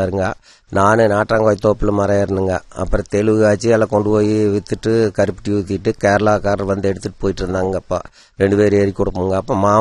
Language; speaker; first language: Tamil; native; Tamil